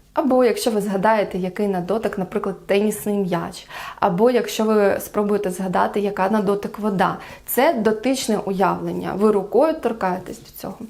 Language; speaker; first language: Ukrainian; non-native, local second language; Russian